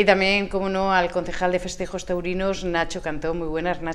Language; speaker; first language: Spanish; native; Spanish